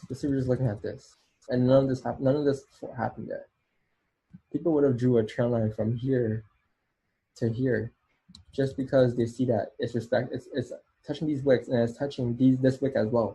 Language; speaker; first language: English; native; English